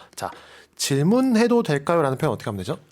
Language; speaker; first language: Korean; native; Korean